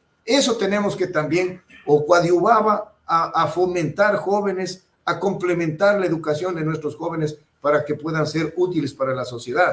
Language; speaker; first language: Spanish; native; Spanish